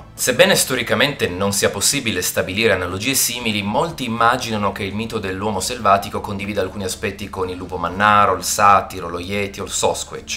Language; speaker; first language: Italian; native; Italian